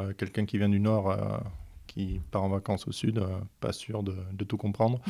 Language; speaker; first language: French; non-native, fluent; Dutch